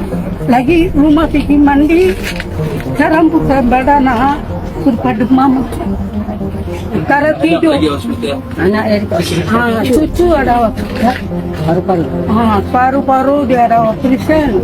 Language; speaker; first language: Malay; non-native, learner; Indonesian